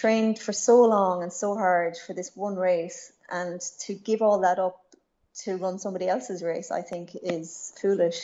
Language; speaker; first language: English; native; English